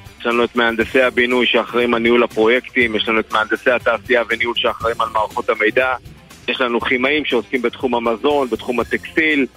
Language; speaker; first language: Hebrew; native; Hebrew